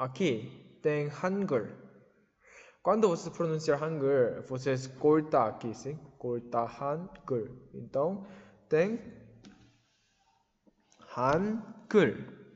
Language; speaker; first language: Portuguese; non-native, learner; Korean